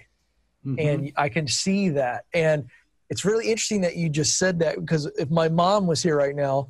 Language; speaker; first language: English; native; English